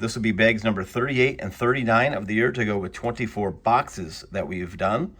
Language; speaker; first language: English; native; English